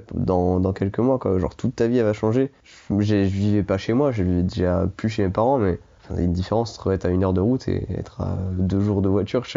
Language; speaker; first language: French; native; French